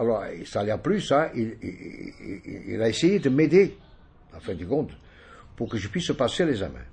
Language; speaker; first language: French; non-native, fluent; Italian